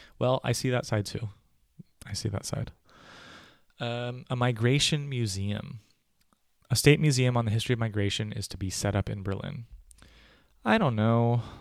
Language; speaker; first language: English; native; English